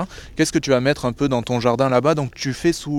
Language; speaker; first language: French; native; French